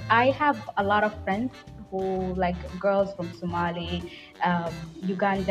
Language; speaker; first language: English; non-native, fluent; Somali